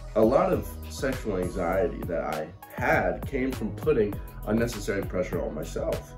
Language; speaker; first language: English; native; English